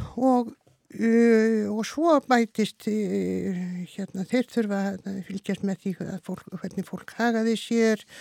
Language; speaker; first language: Icelandic; native; Icelandic